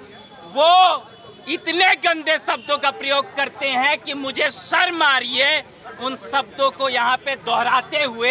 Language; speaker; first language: Hindi; native; Hindi